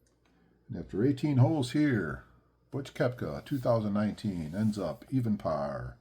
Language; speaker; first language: English; native; English